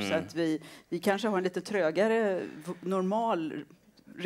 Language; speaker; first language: Swedish; native; Swedish